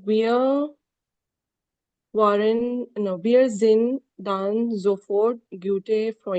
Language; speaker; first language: German; non-native, learner; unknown